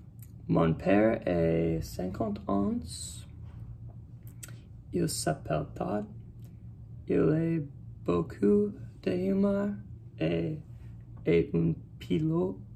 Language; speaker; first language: French; non-native, learner; English